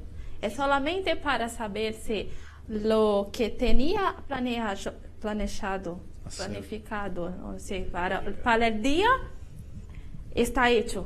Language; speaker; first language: Spanish; non-native, learner; Portuguese